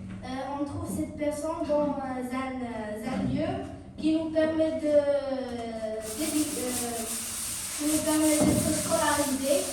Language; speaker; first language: French; non-native, learner; Arabic